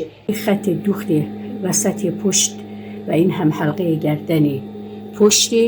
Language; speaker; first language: Persian; native; Persian